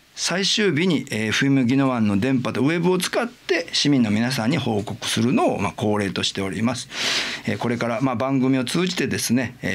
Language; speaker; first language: Japanese; native; Japanese